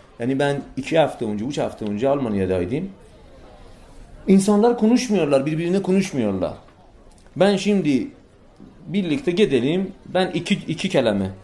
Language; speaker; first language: Turkish; non-native, fluent; Persian